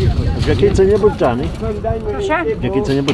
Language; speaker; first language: Polish; native; Polish